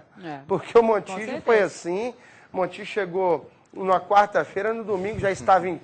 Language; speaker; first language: Portuguese; native; Portuguese